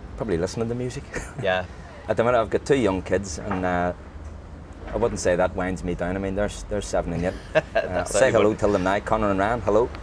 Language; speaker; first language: English; native; English